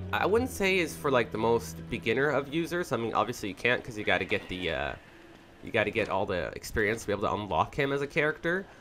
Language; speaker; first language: English; native; English